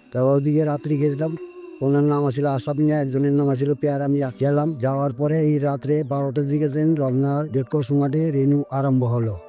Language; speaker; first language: Bangla; native; Bangla